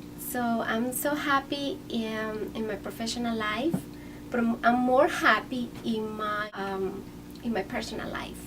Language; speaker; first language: English; non-native, fluent; Spanish